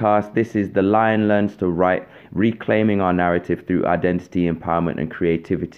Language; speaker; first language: English; non-native, local second language; Krio